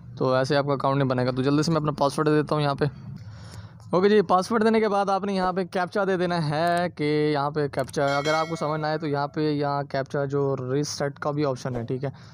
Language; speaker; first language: Urdu; non-native, local second language; Punjabi